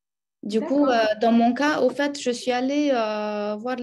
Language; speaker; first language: French; non-native, fluent; Romanian